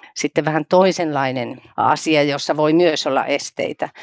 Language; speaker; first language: Finnish; native; Finnish